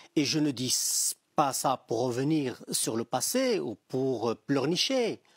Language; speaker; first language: French; non-native, local second language; Arabic